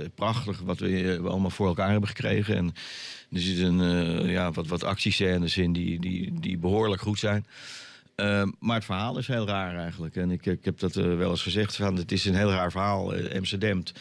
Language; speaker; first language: Dutch; native; Dutch